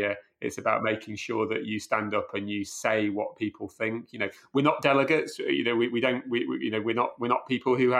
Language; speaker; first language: English; native; English